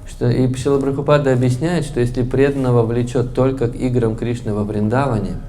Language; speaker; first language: Russian; native; Russian